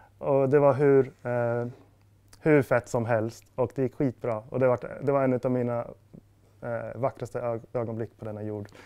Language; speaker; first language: Swedish; native; Swedish